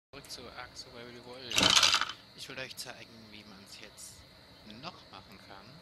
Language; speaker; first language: German; native; German